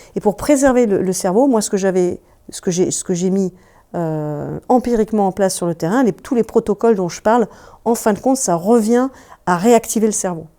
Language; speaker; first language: French; native; French